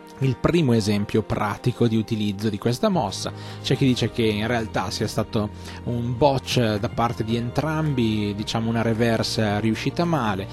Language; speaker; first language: Italian; native; Italian